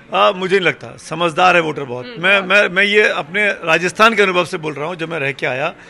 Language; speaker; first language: Hindi; native; Hindi